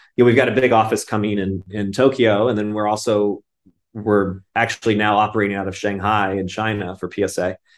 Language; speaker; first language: English; native; English